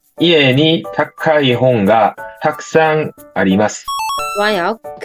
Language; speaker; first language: Japanese; non-native, learner; Korean